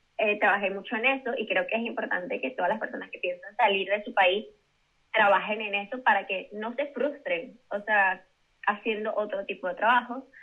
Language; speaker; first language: Spanish; native; Spanish